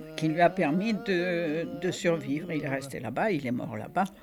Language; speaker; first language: French; native; French